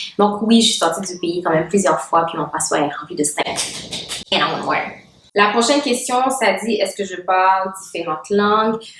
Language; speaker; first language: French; non-native, local second language; Haitian Creole